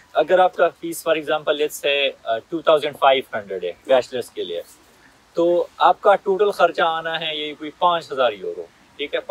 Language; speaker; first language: Hindi; non-native, local second language; Pashto